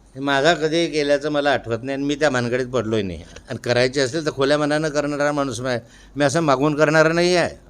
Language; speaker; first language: Marathi; native; Marathi